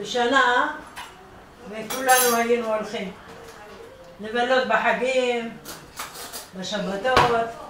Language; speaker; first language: Hebrew; non-native, fluent; Arabic